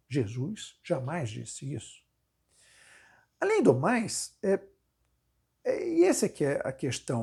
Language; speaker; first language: Portuguese; native; Portuguese